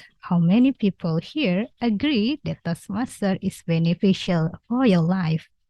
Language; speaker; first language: English; non-native, learner; Indonesian